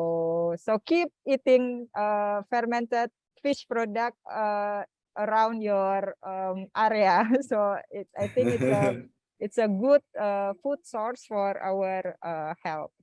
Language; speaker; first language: English; non-native, fluent; Indonesian